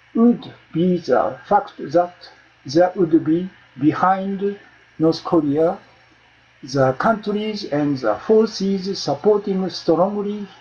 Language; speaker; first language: English; non-native, learner; Japanese